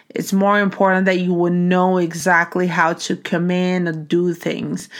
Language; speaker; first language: English; non-native, fluent; Portuguese